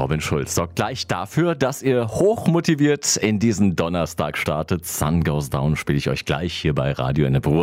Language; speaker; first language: German; native; German